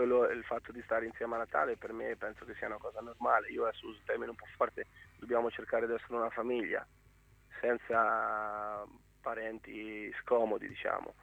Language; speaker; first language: Italian; native; Italian